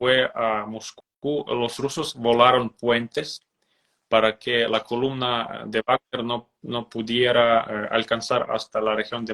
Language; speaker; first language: Spanish; non-native, fluent; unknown